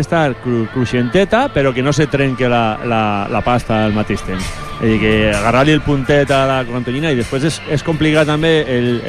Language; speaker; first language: Catalan; native; Catalan